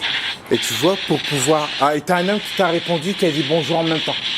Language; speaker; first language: French; native; French